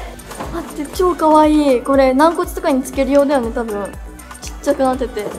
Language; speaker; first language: Japanese; native; Japanese